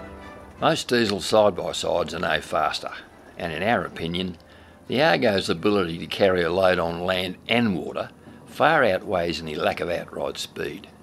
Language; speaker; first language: English; native; English